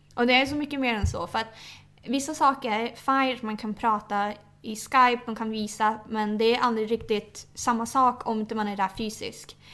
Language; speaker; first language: Swedish; early bilingual, other home language; Thai